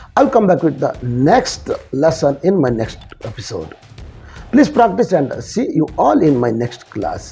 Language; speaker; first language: English; non-native, local second language; Kannada